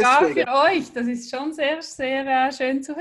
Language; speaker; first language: German; native; German